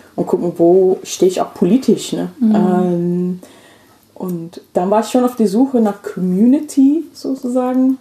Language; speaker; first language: German; non-native, fluent; English